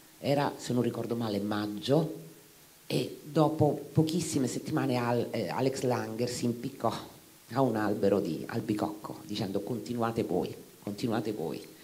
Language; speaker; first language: Italian; native; Italian